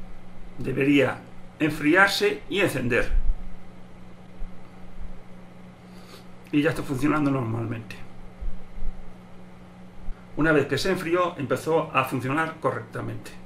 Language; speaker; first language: Spanish; native; Spanish